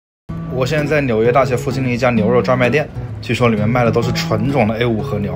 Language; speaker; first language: Chinese; native; Chinese